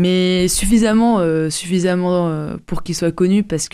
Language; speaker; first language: French; native; French